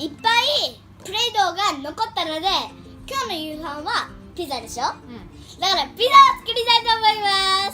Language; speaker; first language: Japanese; early bilingual, heritage; Japanese